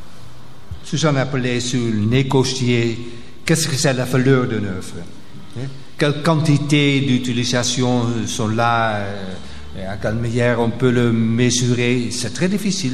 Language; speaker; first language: French; non-native, local second language; Dutch